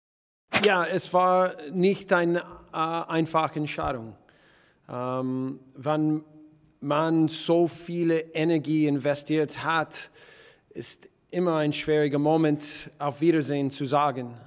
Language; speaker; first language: German; non-native, fluent; English